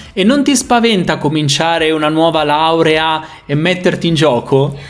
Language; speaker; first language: Italian; native; Italian